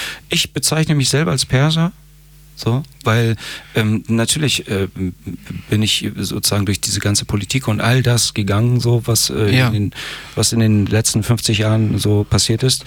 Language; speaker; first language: German; early bilingual, other home language; Persian